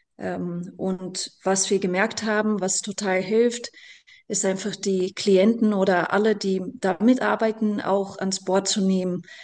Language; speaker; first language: German; non-native, fluent; Portuguese